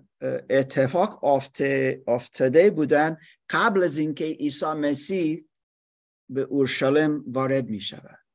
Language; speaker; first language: Persian; non-native, fluent; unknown